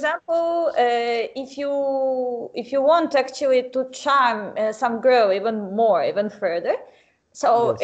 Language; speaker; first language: English; non-native, fluent; Serbian